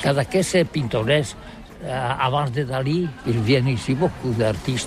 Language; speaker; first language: French; non-native, learner; Catalan